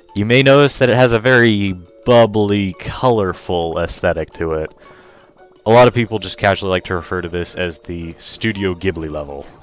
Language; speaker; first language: English; native; English